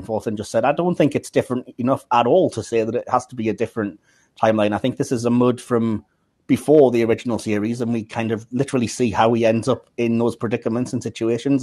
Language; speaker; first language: English; native; English